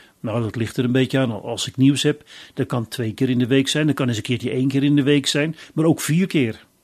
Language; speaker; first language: Dutch; native; Dutch